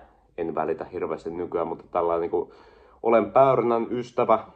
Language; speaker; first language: Finnish; native; Finnish